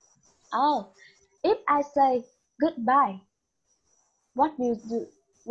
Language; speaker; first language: English; non-native, learner; Vietnamese